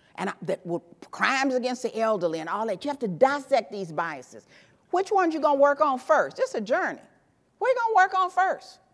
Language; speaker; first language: English; native; English